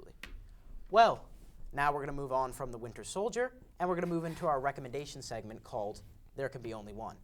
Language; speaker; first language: English; native; English